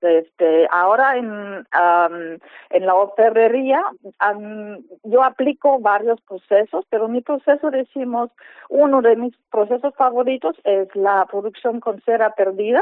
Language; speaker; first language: Spanish; non-native, fluent; German